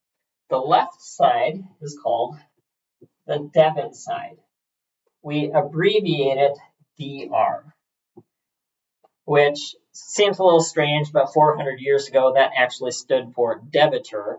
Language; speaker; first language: English; native; English